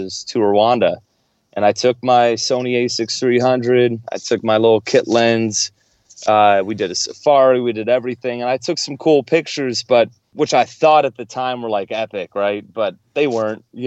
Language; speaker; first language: English; native; English